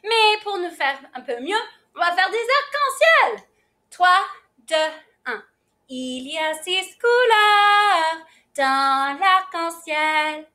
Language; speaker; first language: French; non-native, fluent; English